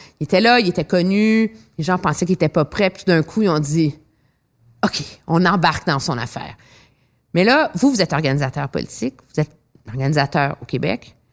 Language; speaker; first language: French; native; French